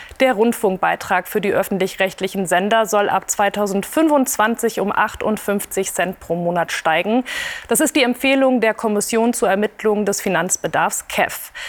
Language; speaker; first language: German; native; German